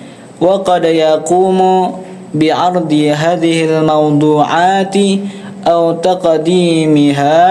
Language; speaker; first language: Arabic; non-native, learner; Indonesian